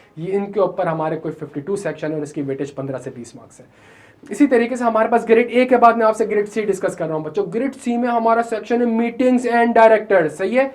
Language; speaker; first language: Urdu; native; Urdu